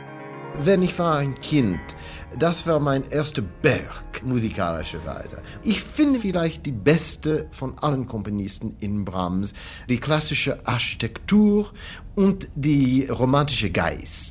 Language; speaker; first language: German; non-native, fluent; English